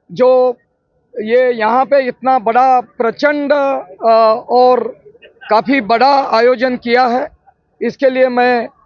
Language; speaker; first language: Hindi; non-native, local second language; Gujarati